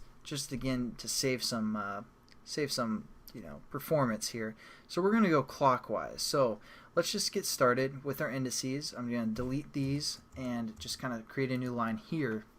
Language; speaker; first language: English; native; English